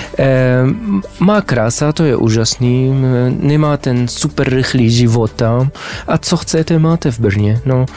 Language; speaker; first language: Czech; non-native, learner; Arabic